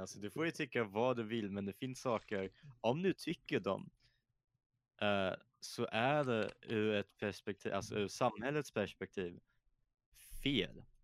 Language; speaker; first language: Swedish; native; Swedish